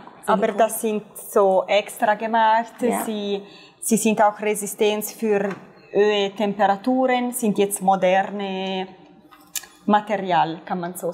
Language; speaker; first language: German; non-native, fluent; Italian